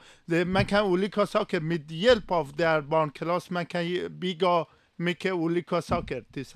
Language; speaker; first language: Swedish; non-native, learner; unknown